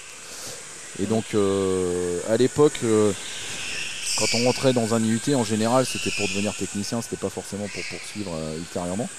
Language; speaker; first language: French; native; French